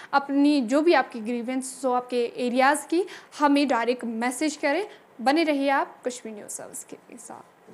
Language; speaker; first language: Hindi; non-native, local second language; Kashmiri